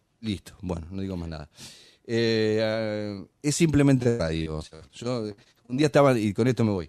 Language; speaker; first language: Spanish; native; Spanish